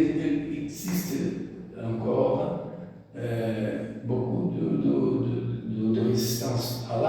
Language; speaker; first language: French; non-native, learner; Portuguese